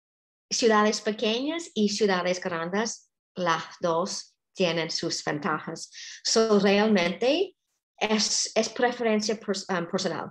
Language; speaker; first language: Spanish; non-native, fluent; English